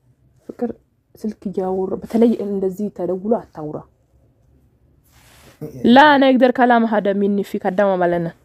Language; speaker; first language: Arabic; non-native, learner; Oromo